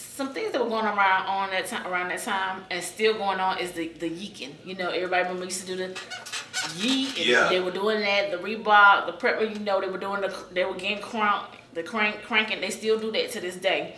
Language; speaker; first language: English; native; English